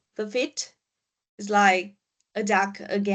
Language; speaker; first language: English; non-native, learner; Vietnamese